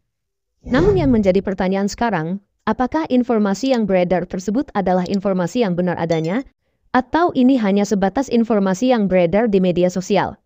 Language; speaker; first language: Indonesian; native; Indonesian